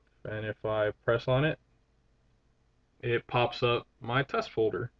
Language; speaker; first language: English; native; English